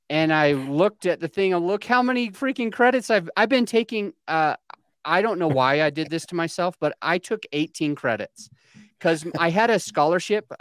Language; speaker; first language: English; native; English